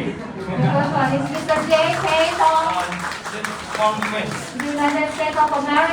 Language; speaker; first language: English; non-native, learner; Thai